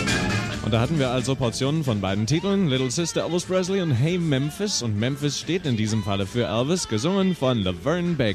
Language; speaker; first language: German; native; German